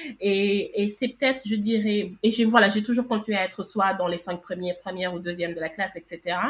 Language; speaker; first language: French; non-native, local second language; Wolof